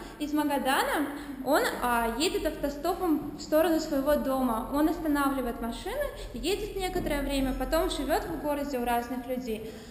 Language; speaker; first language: Russian; native; Russian